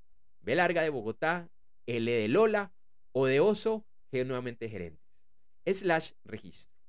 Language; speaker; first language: Spanish; native; Spanish